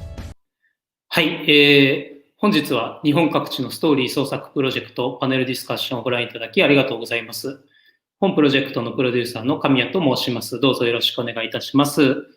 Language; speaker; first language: Japanese; native; Japanese